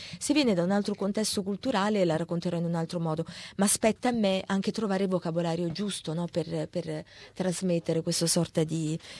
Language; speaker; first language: Italian; early bilingual, heritage; Italian